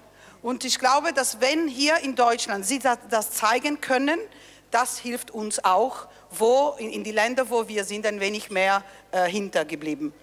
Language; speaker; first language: German; non-native, fluent; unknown